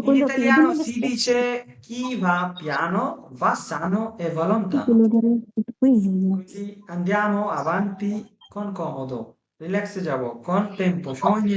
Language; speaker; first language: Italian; non-native, fluent; Bangla